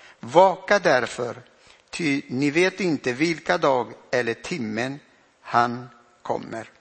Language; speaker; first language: Swedish; non-native, fluent; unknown